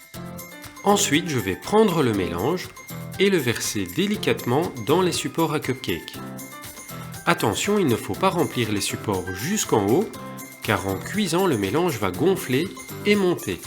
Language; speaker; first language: French; native; French